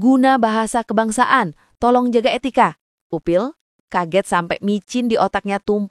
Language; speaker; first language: Indonesian; native; Indonesian